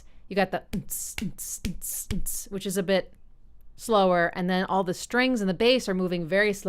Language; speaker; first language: English; native; English